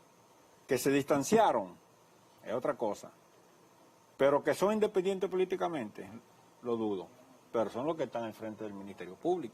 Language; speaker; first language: Spanish; native; Spanish